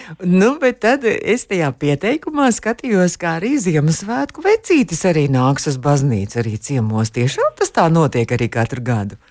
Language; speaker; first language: Latvian; native; Latvian